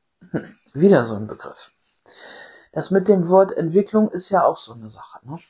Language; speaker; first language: German; native; German